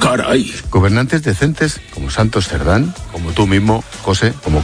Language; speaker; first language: Spanish; native; Spanish